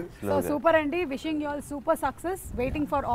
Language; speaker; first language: Telugu; native; Telugu